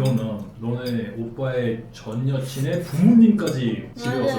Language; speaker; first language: Korean; native; Korean